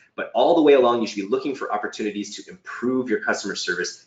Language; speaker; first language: English; native; English